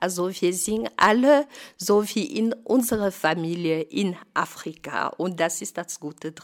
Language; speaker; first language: German; non-native, fluent; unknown